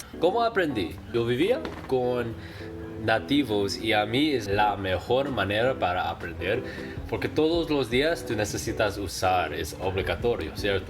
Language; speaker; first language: Spanish; non-native, learner; English